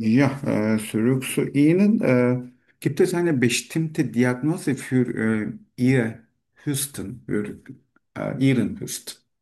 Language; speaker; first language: German; non-native, learner; Turkish